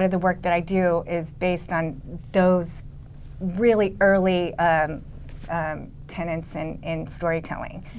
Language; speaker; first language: English; native; English